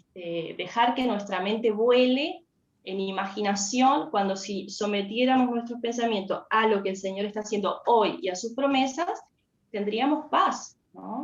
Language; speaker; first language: Spanish; native; Spanish